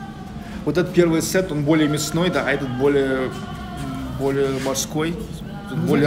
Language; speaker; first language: Russian; native; Russian